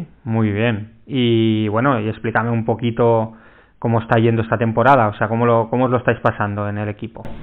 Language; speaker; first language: Spanish; native; Spanish